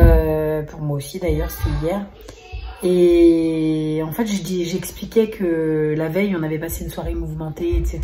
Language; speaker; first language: French; native; French